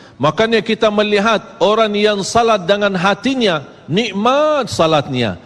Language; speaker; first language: Malay; native; Malay